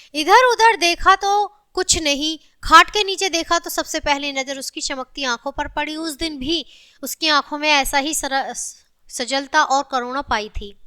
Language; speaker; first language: Hindi; native; Hindi